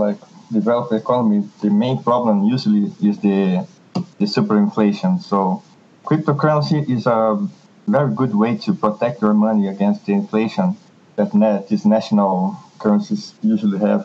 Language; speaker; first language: English; non-native, fluent; Portuguese